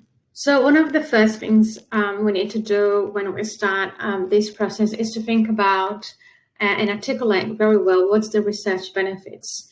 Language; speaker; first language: English; non-native, fluent; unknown